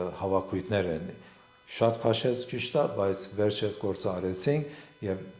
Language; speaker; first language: Armenian; non-native, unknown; Assyrian Neo-Aramaic